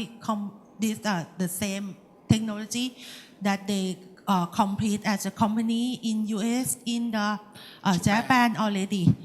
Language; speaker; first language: English; non-native, learner; Thai